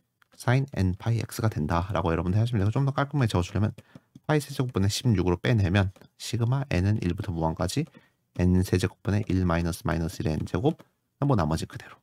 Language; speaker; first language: Korean; native; Korean